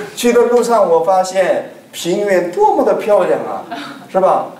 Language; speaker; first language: Chinese; non-native, fluent; Korean